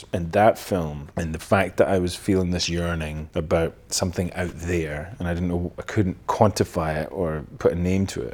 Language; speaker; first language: English; native; English